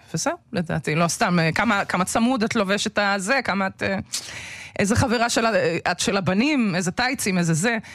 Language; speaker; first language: Hebrew; early bilingual, other home language; Russian